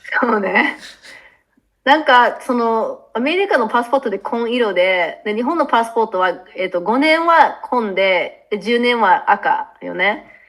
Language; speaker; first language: Japanese; non-native, fluent; English